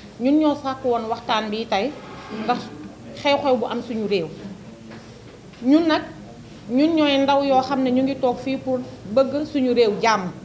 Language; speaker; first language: Wolof; non-native, fluent; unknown